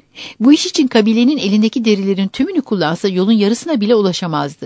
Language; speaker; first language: Turkish; native; Turkish